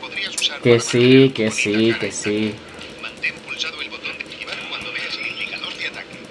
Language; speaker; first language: Spanish; native; Spanish